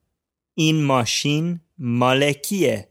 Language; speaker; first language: Persian; non-native, learner; English